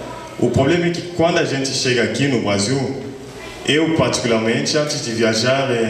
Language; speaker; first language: Portuguese; non-native, fluent; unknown